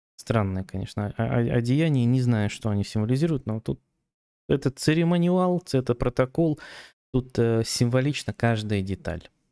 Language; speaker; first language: Russian; native; Russian